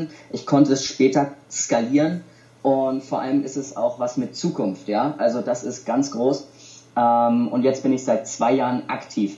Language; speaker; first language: German; native; German